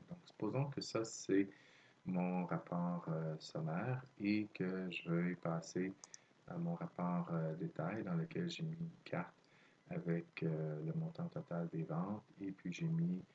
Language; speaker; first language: French; native; French